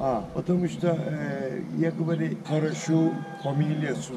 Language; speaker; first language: Russian; non-native, learner; Turkish